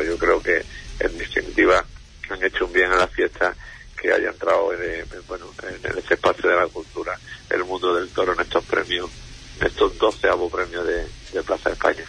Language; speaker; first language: Spanish; native; Spanish